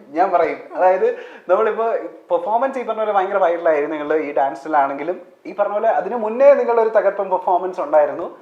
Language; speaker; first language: Malayalam; native; Malayalam